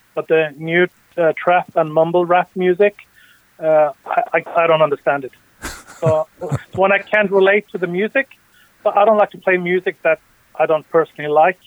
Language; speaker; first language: English; early bilingual, other home language; Norwegian